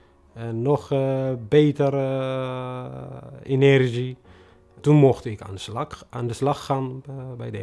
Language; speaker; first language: Dutch; non-native, fluent; Tigrinya